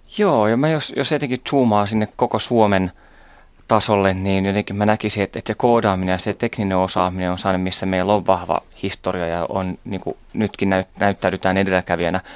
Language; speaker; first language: Finnish; native; Finnish